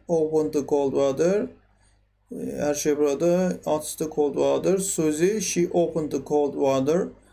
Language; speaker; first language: English; non-native, fluent; Azerbaijani